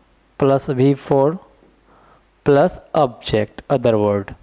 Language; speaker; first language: English; non-native, fluent; Hindi